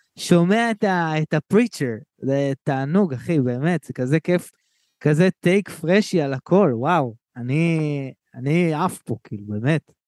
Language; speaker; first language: Hebrew; native; Hebrew